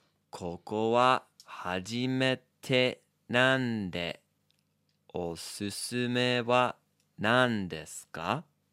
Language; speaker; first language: Japanese; non-native, fluent; English